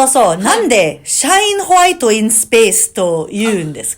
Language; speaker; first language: Japanese; non-native, learner; Filipino